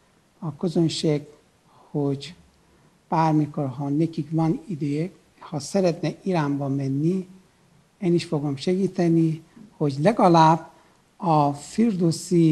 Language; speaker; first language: Hungarian; non-native, learner; Persian